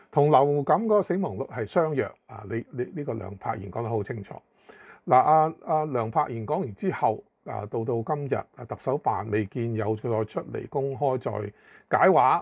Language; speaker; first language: Chinese; non-native, local second language; Cantonese